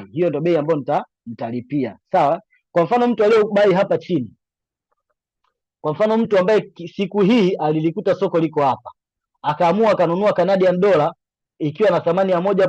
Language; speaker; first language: Swahili; native; Swahili